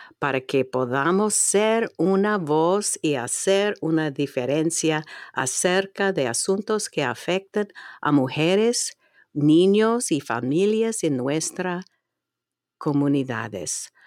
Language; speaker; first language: Spanish; non-native, fluent; English